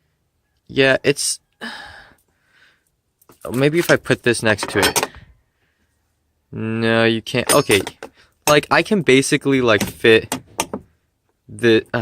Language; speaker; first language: English; native; English